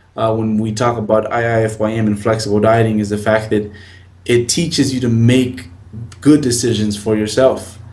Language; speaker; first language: English; native; English